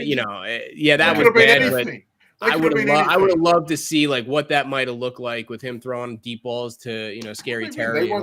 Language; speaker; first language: English; native; English